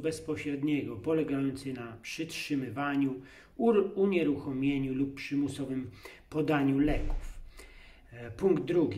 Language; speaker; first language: Polish; native; Polish